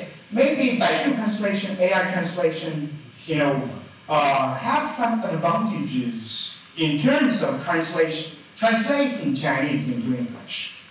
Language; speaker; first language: English; non-native, fluent; Chinese